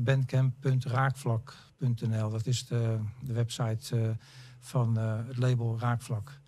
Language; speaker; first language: Dutch; native; Dutch